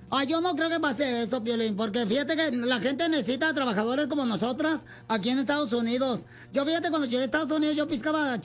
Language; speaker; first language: Spanish; native; Spanish